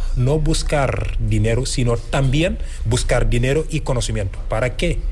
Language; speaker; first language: Spanish; non-native, fluent; Wolof